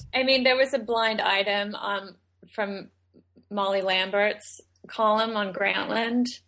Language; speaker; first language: English; native; English